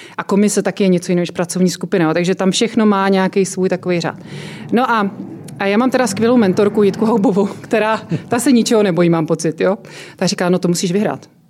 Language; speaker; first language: Czech; native; Czech